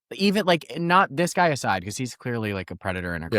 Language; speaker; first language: English; native; English